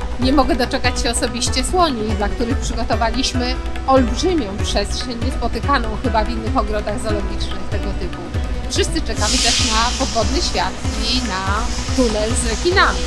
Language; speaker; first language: Polish; native; Polish